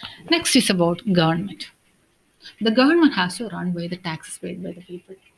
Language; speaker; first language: English; non-native, local second language; Malayalam